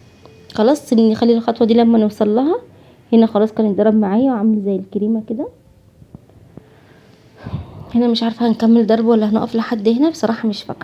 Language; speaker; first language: Arabic; native; Arabic